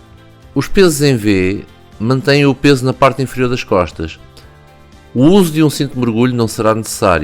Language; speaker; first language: Portuguese; native; Portuguese